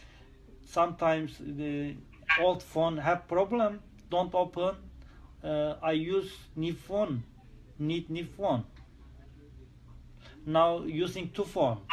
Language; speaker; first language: English; non-native, learner; Turkish